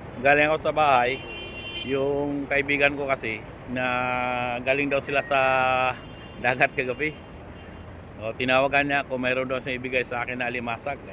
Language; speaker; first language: Filipino; non-native, local second language; Cebuano